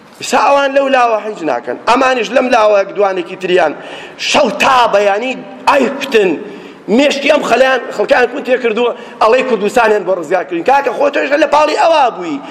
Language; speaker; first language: Central Kurdish; native; Central Kurdish